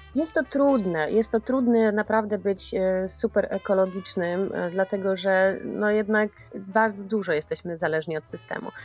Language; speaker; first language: Polish; native; Polish